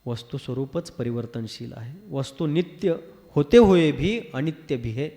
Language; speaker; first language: Hindi; non-native, local second language; Marathi